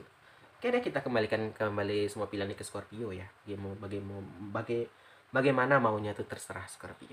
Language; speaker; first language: Indonesian; native; Indonesian